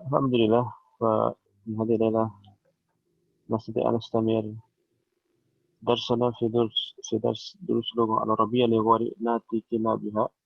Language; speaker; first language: Arabic; non-native, fluent; Indonesian